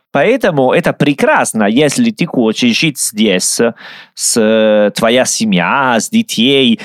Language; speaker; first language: Russian; non-native, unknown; Italian